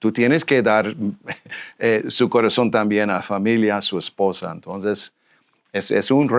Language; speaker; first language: Spanish; non-native, fluent; English